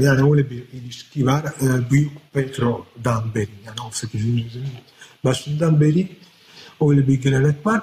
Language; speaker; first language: Turkish; non-native, fluent; Italian